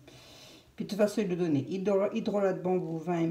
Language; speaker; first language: French; native; French